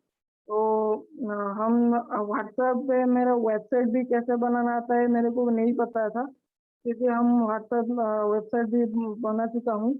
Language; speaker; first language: Hindi; non-native, local second language; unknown